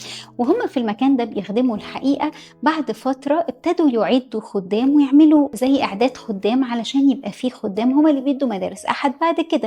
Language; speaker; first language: Arabic; native; Arabic